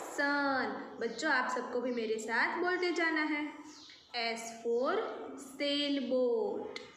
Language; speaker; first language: Hindi; non-native, local second language; Gujarati